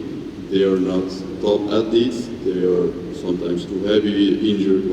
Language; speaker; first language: English; non-native, fluent; Dutch